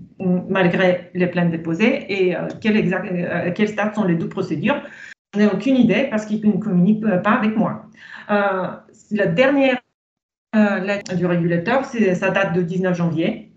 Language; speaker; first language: French; non-native, fluent; Bulgarian